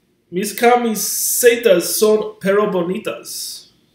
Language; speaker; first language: Spanish; non-native, learner; English